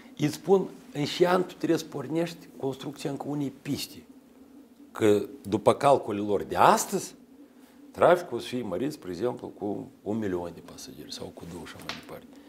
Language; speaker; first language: Romanian; native; Romanian